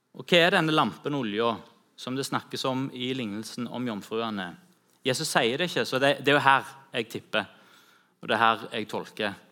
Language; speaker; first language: Norwegian; native; Norwegian